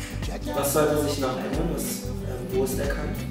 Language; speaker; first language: German; native; German